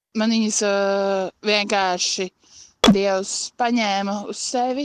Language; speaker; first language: Latvian; native; Latvian